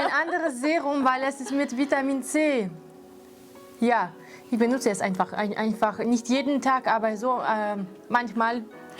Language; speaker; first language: German; non-native, fluent; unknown